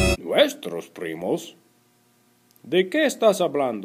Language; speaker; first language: Spanish; non-native, learner; English